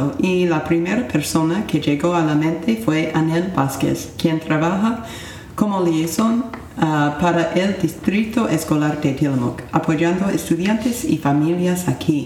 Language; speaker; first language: Spanish; non-native, fluent; English